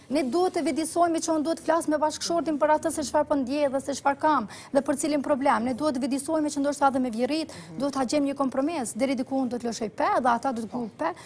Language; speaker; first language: Albanian; native; Albanian